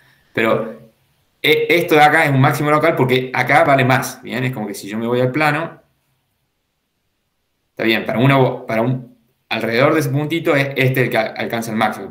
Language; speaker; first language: Spanish; native; Spanish